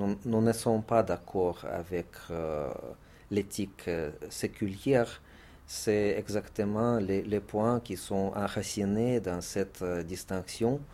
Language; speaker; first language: French; non-native, fluent; Russian